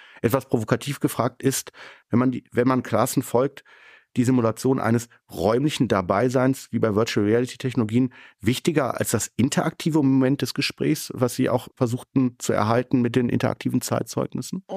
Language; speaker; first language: German; native; German